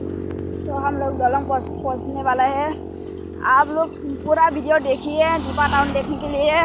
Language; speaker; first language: Hindi; non-native, local second language; Assamese